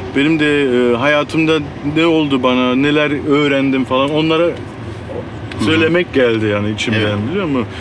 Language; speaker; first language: Turkish; early bilingual, heritage; Turkish